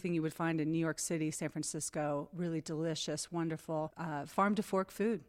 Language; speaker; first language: English; native; English